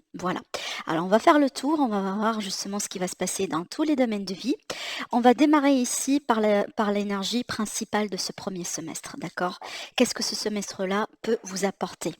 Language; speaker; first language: French; native; French